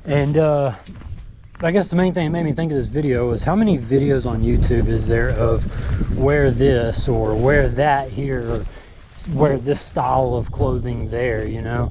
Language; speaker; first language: English; native; English